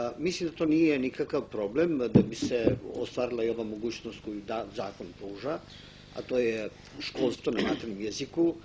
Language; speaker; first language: Bosnian; non-native, local second language; Romanian